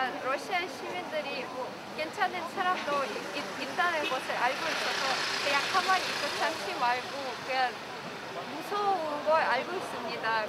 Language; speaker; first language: Korean; non-native, fluent; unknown